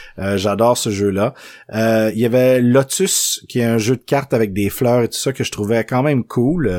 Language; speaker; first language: French; native; French